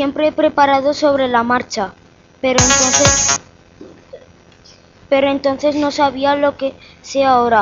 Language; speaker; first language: Spanish; native; Spanish